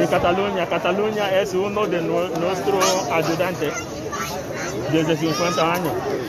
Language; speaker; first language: Spanish; non-native, learner; Igbo